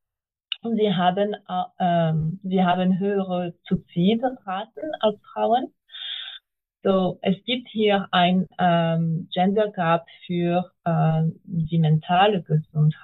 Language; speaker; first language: German; non-native, fluent; English